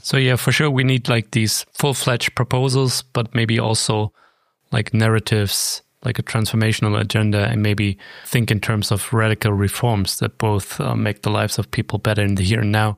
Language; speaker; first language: English; non-native, fluent; German